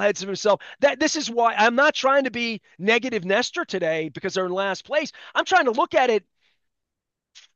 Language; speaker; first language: English; native; English